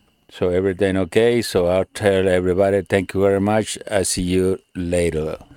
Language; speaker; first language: English; non-native, learner; Spanish